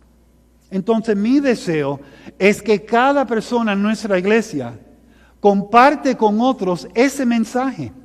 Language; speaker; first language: Spanish; early bilingual, heritage; Spanish